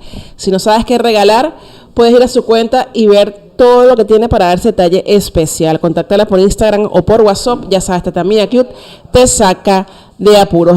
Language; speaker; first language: Spanish; native; Spanish